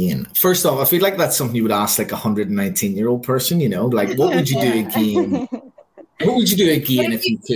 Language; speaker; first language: English; native; English